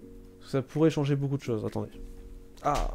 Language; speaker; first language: French; native; French